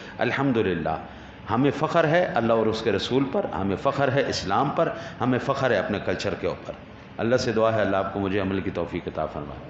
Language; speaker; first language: Urdu; non-native, local second language; Punjabi